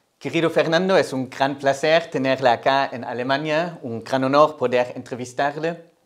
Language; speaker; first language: Spanish; non-native, fluent; German